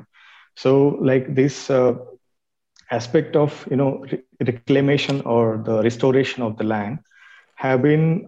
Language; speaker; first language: English; non-native, local second language; Marathi